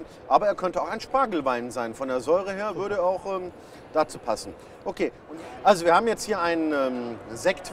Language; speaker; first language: German; native; German